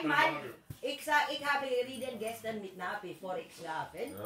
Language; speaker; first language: German; non-native, learner; Filipino